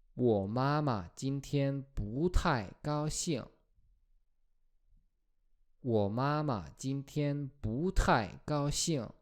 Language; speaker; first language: Chinese; non-native, fluent; Polish